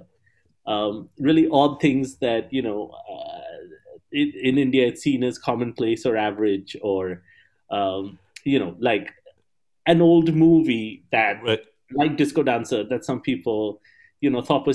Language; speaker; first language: English; non-native, local second language; Bangla